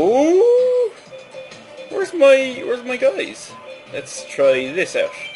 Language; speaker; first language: English; native; English